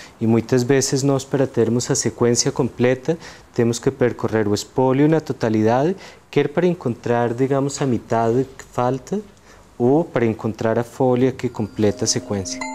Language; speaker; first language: Portuguese; non-native, fluent; Spanish